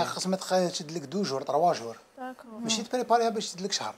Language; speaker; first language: Arabic; native; Arabic